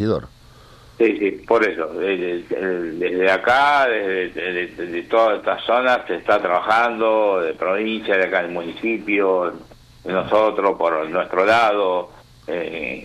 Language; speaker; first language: Spanish; native; Spanish